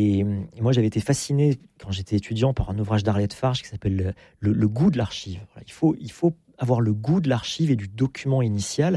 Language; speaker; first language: French; native; French